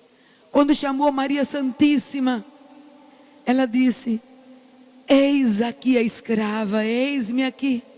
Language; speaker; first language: Portuguese; native; Portuguese